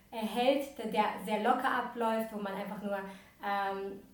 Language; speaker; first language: German; early bilingual, other home language; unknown